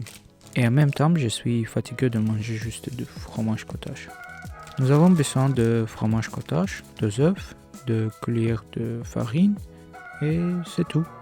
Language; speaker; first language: French; non-native, learner; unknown